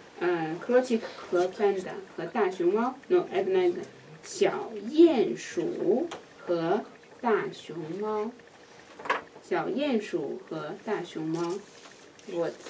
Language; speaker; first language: Russian; non-native, learner; Chinese